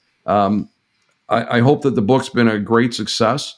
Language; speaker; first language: English; native; English